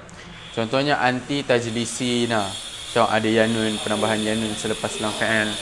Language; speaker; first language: Malay; native; Malay